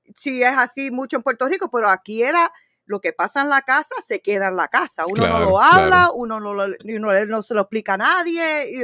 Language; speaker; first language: Spanish; early bilingual, heritage; Spanish